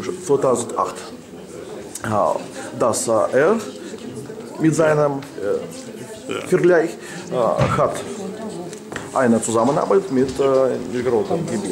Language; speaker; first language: German; non-native, learner; Russian